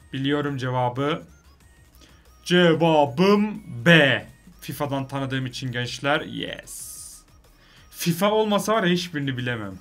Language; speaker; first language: Turkish; native; Turkish